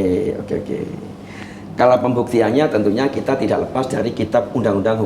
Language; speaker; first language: Indonesian; native; Indonesian